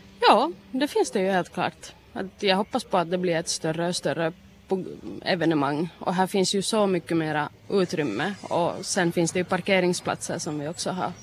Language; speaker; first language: Swedish; native; Swedish